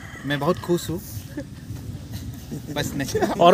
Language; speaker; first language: Hindi; non-native, local second language; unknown